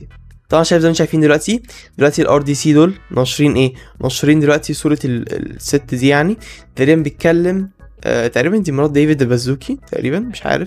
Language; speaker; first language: Arabic; native; Arabic